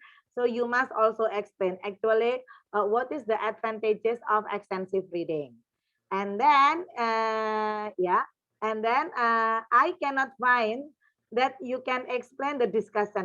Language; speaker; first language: English; non-native, fluent; Indonesian